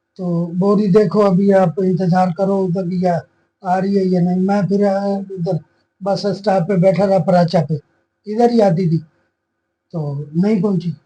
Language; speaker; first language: Urdu; non-native, local second language; Punjabi